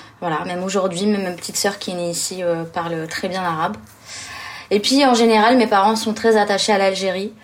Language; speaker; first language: French; early bilingual, other home language; Arabic